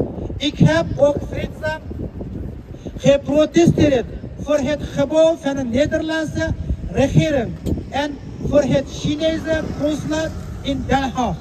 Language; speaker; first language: Dutch; non-native, fluent; Uyghur